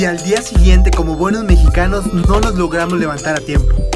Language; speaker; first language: Spanish; native; Spanish